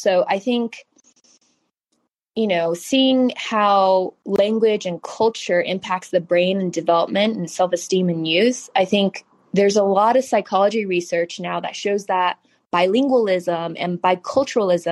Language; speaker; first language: English; early bilingual, other home language; Chinese